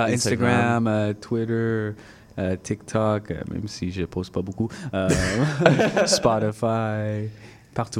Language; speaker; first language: French; non-native, local second language; English